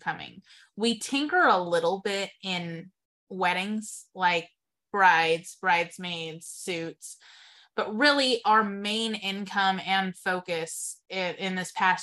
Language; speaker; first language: English; native; English